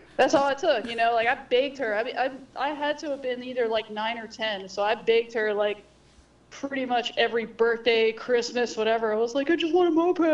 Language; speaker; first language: English; native; English